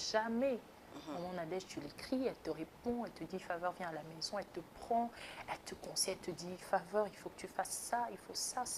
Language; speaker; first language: French; non-native, local second language; Lingala